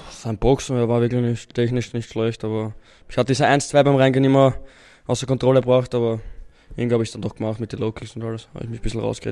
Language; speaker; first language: German; native; German